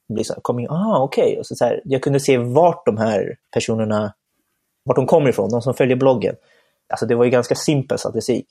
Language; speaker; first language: Swedish; early bilingual, other home language; Bangla